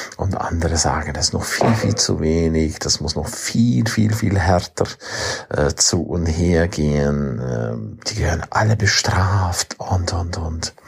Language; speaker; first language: German; non-native, local second language; Romansh